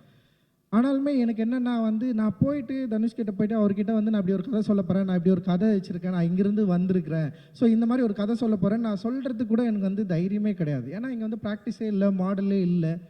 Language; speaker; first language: Tamil; native; Tamil